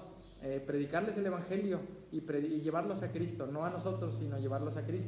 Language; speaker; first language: Spanish; native; Spanish